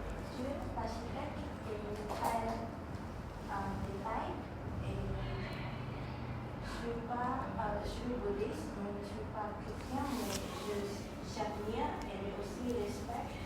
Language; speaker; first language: French; non-native, learner; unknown